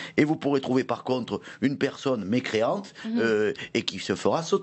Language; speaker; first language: French; native; French